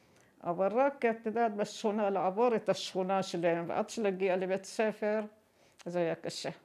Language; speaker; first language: Hebrew; non-native, fluent; Arabic